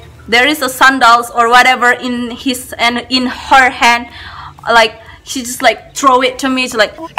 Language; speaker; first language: English; non-native, learner; Indonesian